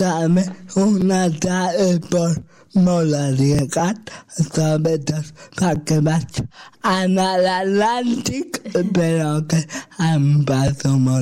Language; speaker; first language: Catalan; non-native, local second language; Spanish